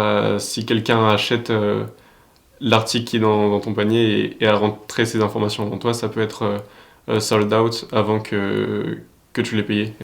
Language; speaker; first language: French; native; French